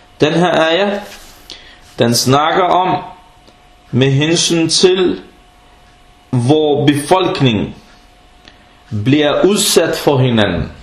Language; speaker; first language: Danish; early bilingual, other home language; Arabic